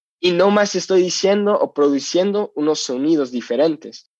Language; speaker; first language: Spanish; non-native, fluent; English